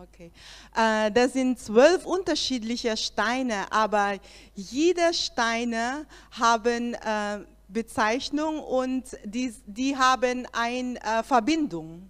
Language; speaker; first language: German; non-native, learner; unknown